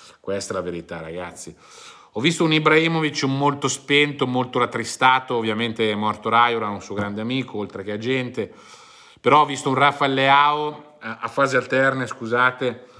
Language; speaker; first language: Italian; native; Italian